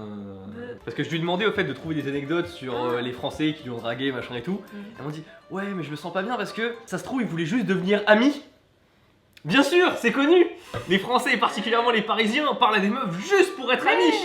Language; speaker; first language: French; native; French